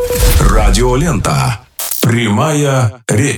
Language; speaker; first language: Russian; native; Russian